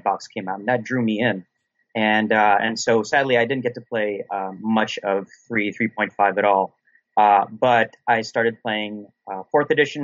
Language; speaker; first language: English; non-native, local second language; Filipino